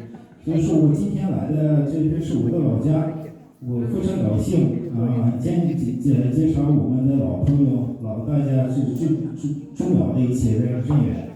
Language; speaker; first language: Chinese; non-native, fluent; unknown